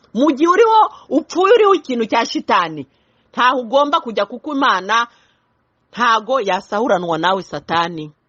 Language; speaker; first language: Kinyarwanda; early bilingual, heritage; Kinyarwanda